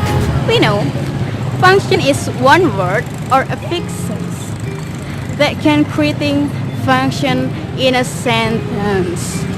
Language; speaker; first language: English; non-native, learner; Indonesian